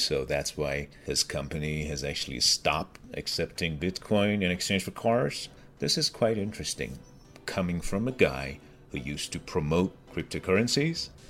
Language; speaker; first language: English; non-native, fluent; Persian